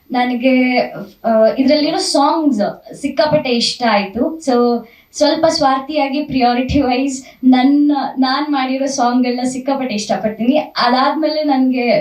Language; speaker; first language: Kannada; native; Kannada